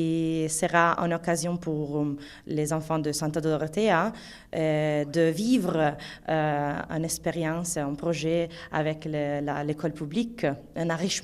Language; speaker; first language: French; non-native, fluent; Italian